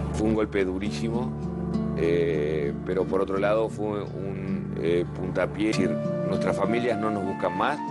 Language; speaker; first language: Spanish; native; Spanish